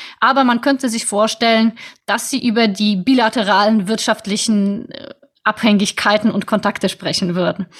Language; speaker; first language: German; non-native, fluent; Polish